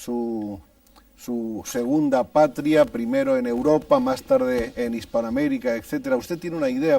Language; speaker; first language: Spanish; native; Spanish